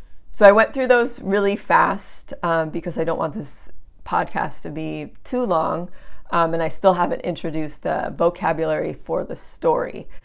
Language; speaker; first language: English; native; English